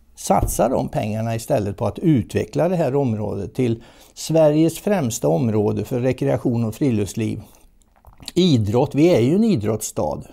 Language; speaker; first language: Swedish; native; Swedish